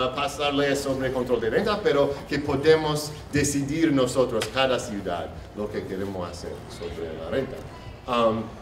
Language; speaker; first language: Spanish; non-native, learner; English